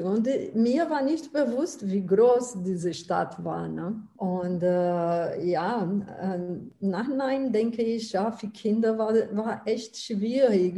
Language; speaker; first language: German; non-native, fluent; Portuguese